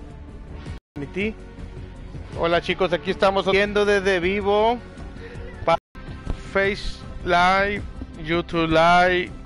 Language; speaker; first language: Spanish; native; Spanish